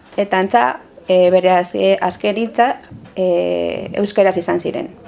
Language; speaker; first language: Basque; non-native, local second language; Spanish